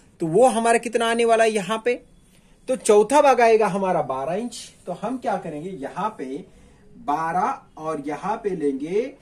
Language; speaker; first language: Hindi; non-native, local second language; Marathi